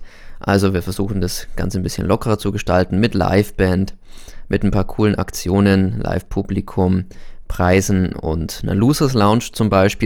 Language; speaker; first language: German; native; German